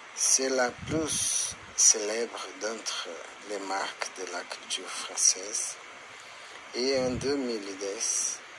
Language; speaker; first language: French; non-native, learner; Portuguese